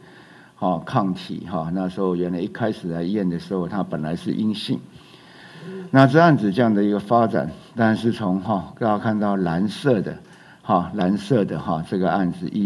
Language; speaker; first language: Chinese; native; Chinese